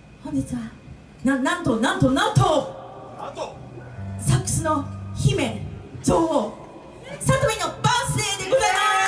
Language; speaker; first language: Japanese; native; Japanese